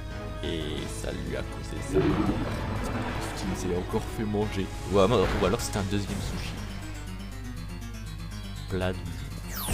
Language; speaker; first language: French; native; French